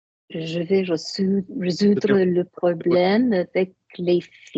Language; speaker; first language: French; non-native, learner; English